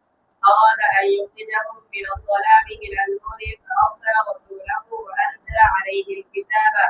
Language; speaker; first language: Arabic; non-native, learner; Bangla